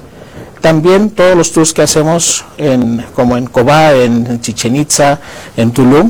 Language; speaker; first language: Spanish; non-native, fluent; Greek